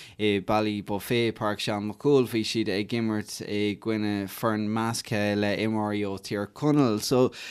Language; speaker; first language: Irish; native; Irish